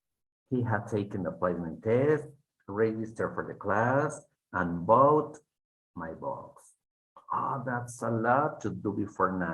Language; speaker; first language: English; non-native, fluent; Spanish